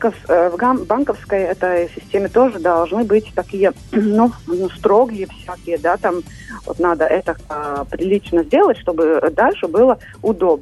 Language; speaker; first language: Russian; non-native, local second language; Latvian